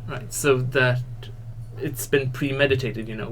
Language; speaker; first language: English; non-native, fluent; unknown